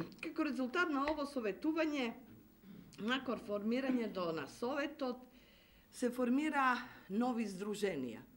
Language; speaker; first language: Macedonian; early bilingual, heritage; Macedonian